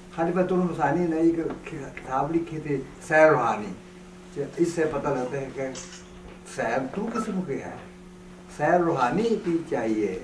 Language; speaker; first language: Urdu; non-native, fluent; Chinese